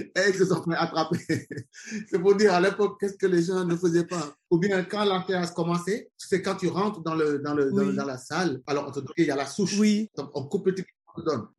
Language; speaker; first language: French; non-native, local second language; Wolof